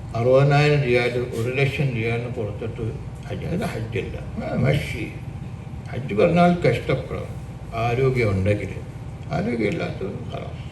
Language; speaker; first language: Malayalam; early bilingual, heritage; Malayalam